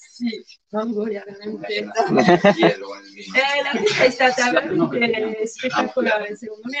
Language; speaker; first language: Italian; native; Italian